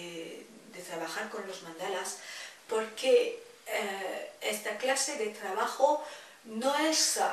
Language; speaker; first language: Spanish; non-native, fluent; French